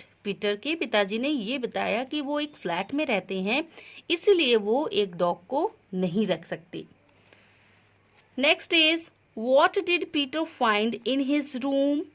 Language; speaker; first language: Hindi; native; Hindi